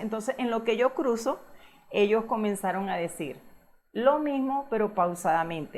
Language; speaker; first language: Spanish; native; Spanish